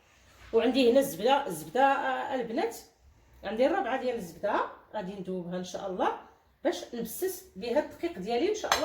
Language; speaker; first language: Arabic; native; Arabic